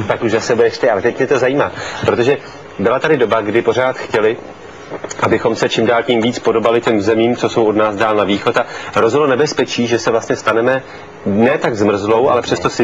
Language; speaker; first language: Czech; native; Czech